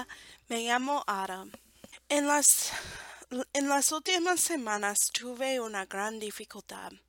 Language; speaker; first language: Spanish; non-native, fluent; English